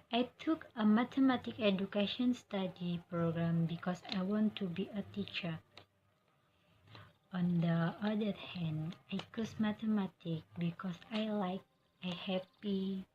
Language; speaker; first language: English; non-native, learner; Indonesian